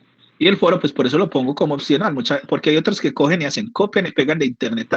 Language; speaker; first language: Spanish; native; Spanish